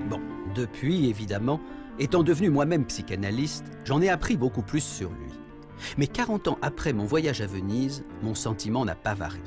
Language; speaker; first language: French; native; French